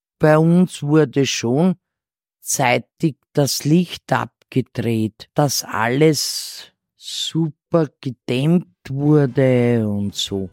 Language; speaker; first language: German; native; German